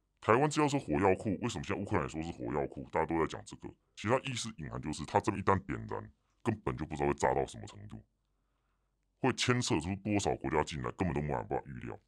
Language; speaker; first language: Chinese; native; Chinese